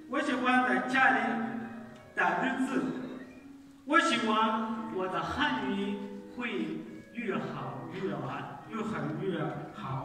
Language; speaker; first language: Chinese; non-native, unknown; Arabic